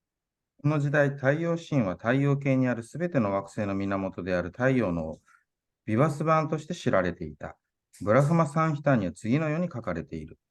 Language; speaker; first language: Japanese; native; Japanese